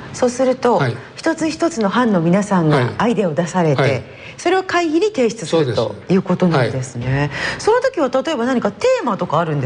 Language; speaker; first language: Japanese; native; Japanese